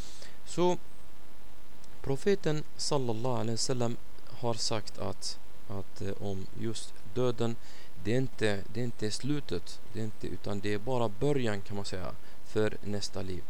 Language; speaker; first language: Swedish; non-native, fluent; Arabic